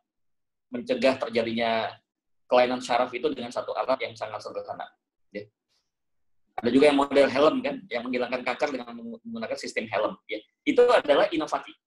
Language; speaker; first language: Indonesian; native; Indonesian